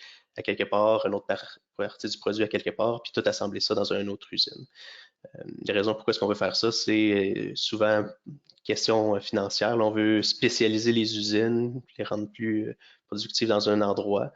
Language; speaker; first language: French; native; French